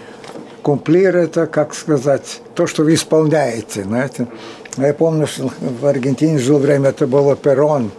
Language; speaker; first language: Russian; early bilingual, heritage; Russian